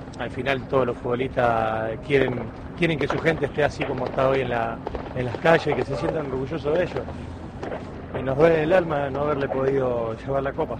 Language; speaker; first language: Spanish; native; Spanish